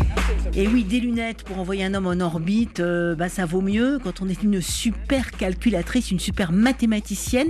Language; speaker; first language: French; native; French